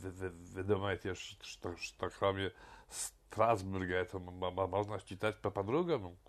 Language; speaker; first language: Russian; non-native, fluent; Polish